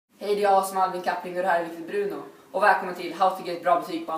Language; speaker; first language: Swedish; native; Swedish